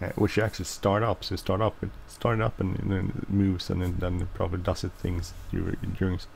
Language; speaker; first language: English; non-native, fluent; Swedish